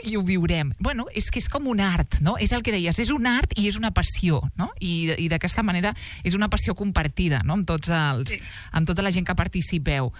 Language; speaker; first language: Catalan; native; Catalan